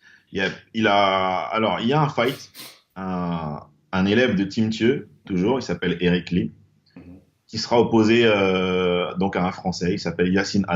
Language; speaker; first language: French; native; French